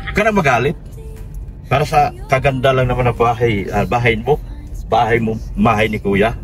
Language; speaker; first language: Filipino; non-native, local second language; Cebuano